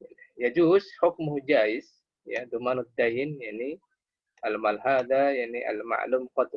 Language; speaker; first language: Arabic; non-native, fluent; Indonesian